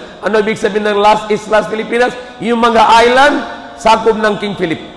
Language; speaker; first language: Filipino; non-native, fluent; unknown